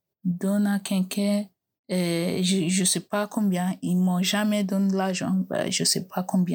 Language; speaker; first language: French; non-native, learner; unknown